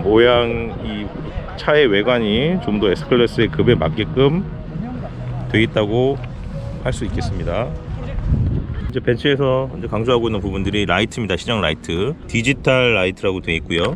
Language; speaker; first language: Korean; native; Korean